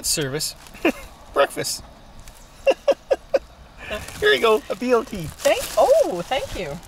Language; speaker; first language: English; native; English